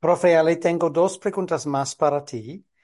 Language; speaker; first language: Spanish; non-native, fluent; English